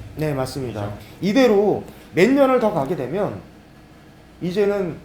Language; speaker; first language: Korean; native; Korean